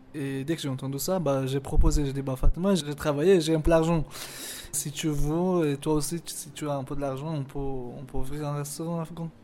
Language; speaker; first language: French; non-native, fluent; Persian